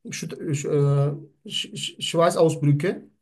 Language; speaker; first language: German; non-native, learner; Turkish